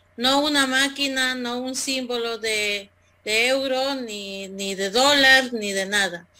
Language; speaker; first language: Spanish; native; Spanish